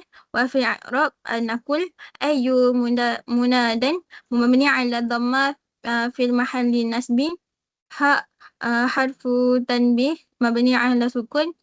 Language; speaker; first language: Arabic; non-native, learner; Malay